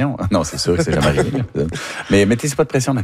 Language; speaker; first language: French; native; French